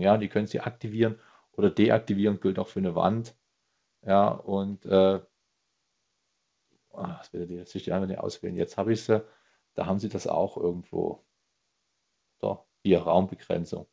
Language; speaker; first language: German; native; German